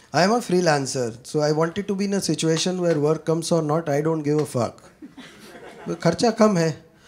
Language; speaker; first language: Hindi; native; Hindi